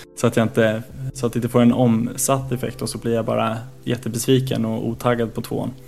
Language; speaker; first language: Swedish; native; Swedish